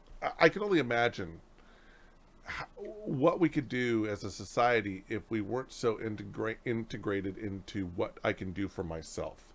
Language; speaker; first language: English; native; English